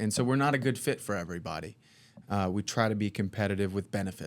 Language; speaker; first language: English; native; English